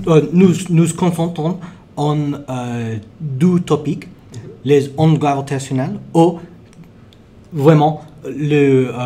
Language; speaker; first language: French; non-native, learner; English